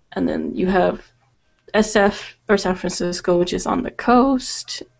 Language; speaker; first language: English; native; English